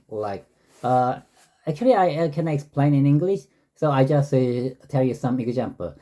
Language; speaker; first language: English; non-native, learner; Korean